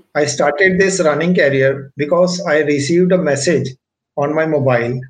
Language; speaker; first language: English; non-native, local second language; Punjabi